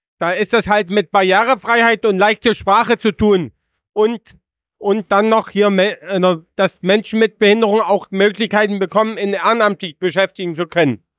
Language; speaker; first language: German; native; German